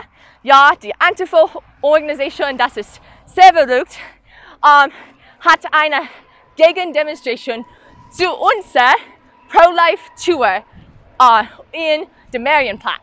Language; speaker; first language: German; non-native, learner; English